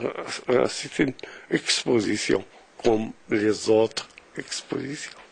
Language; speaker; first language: French; non-native, local second language; Arabic